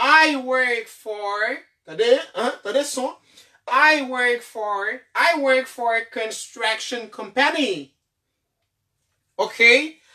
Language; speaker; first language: English; non-native, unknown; Haitian Creole